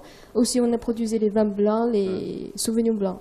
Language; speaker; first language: French; non-native, learner; Chinese